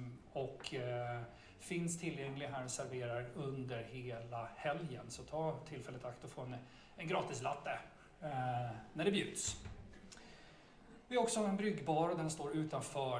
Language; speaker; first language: Swedish; native; Swedish